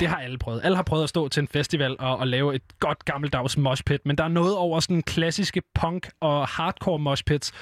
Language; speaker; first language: Danish; native; Danish